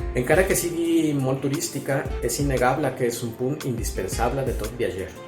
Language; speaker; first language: Catalan; non-native, fluent; Spanish